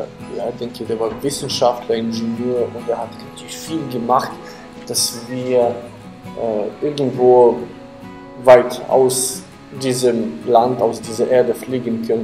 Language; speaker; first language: German; non-native, fluent; Ukrainian